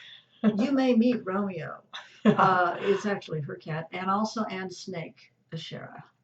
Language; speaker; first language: English; native; English